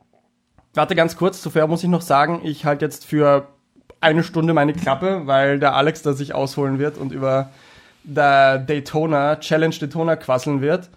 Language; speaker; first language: German; native; German